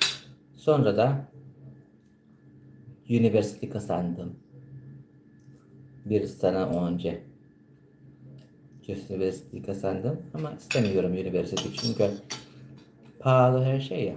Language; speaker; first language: Turkish; non-native, learner; Filipino